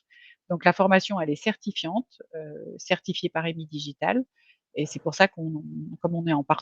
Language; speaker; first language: French; native; French